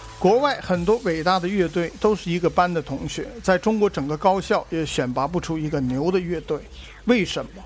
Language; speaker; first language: Chinese; native; Chinese